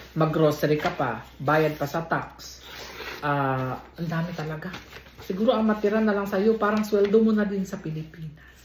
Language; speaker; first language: Filipino; non-native, local second language; Cebuano